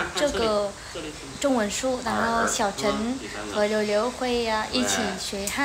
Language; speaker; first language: Chinese; non-native, fluent; Vietnamese